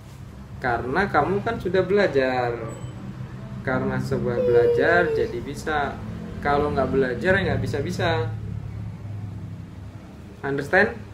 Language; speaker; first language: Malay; non-native, local second language; Javanese